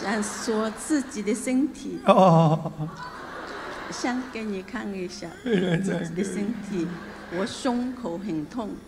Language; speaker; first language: Chinese; non-native, local second language; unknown